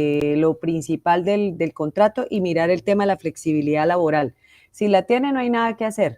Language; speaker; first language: Spanish; native; Spanish